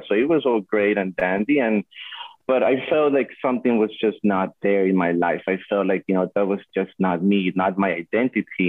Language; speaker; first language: English; non-native, fluent; Spanish